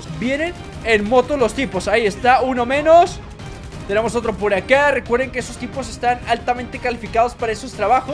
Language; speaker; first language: Spanish; native; Spanish